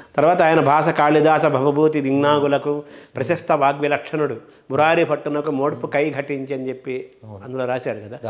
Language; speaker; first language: Telugu; native; Telugu